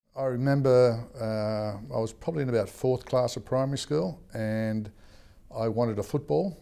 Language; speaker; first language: English; native; English